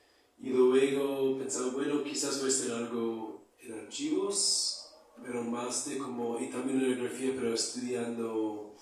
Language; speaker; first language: Spanish; non-native, fluent; English